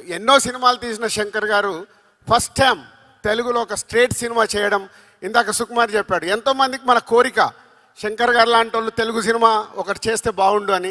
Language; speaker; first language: Telugu; native; Telugu